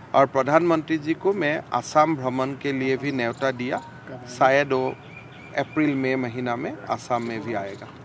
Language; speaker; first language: Hindi; non-native, local second language; Assamese